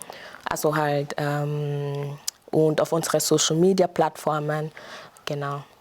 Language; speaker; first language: German; non-native, fluent; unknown